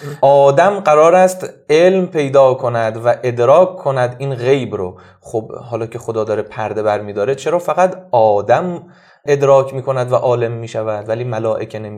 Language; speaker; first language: Persian; native; Persian